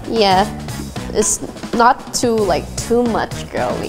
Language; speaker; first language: English; non-native, fluent; Thai